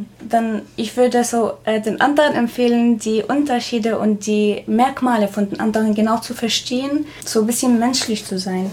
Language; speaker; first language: German; non-native, fluent; Arabic